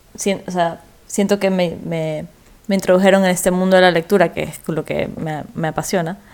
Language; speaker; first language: Spanish; native; Spanish